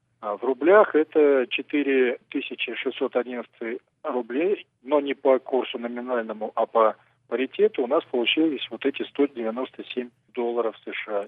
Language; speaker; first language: Russian; native; Russian